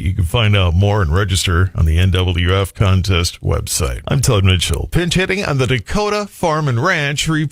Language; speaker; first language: English; native; English